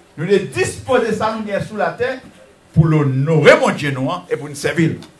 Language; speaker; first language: French; native; French